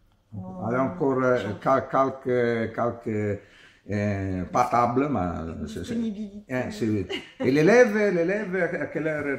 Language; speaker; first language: French; non-native, learner; Italian